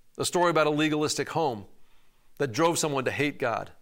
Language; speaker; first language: English; native; English